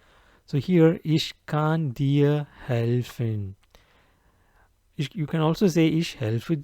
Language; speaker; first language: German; non-native, fluent; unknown